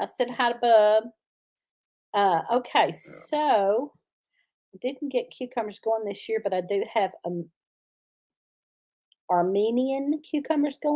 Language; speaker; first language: English; native; English